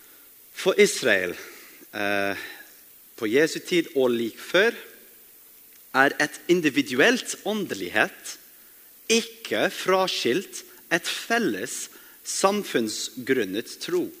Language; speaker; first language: Norwegian; non-native, fluent; English